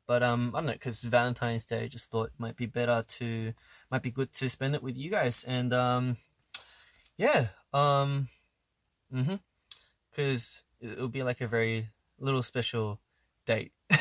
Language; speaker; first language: English; early bilingual, other home language; Korean